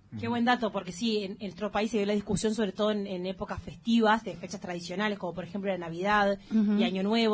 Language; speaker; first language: Spanish; native; Spanish